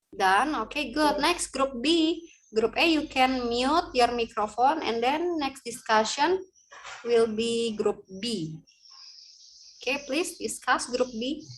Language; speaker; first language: English; non-native, learner; Indonesian